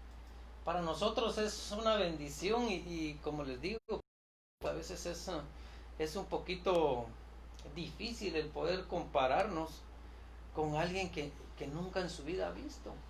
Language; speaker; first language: Spanish; native; Spanish